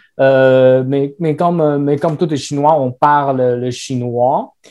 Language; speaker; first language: French; non-native, learner; Chinese